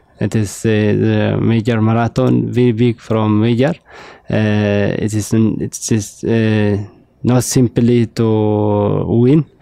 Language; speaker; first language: English; non-native, learner; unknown